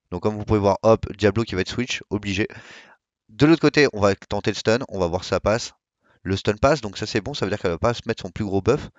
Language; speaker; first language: French; native; French